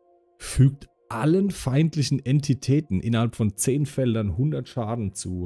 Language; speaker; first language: German; native; German